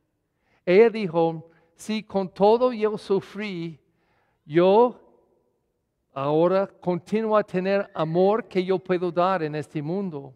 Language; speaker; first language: Spanish; non-native, fluent; English